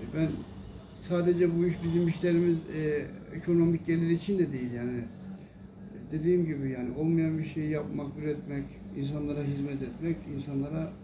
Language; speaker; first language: Turkish; native; Turkish